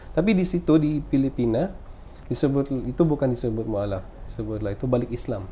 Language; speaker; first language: Indonesian; non-native, fluent; Filipino